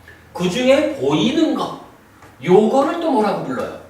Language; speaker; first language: Korean; native; Korean